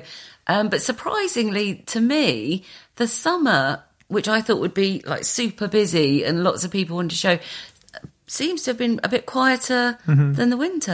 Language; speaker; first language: English; native; English